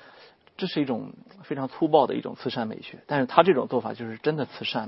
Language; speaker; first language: Chinese; native; Chinese